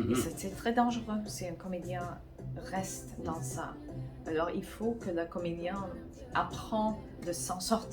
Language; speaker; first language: French; non-native, fluent; English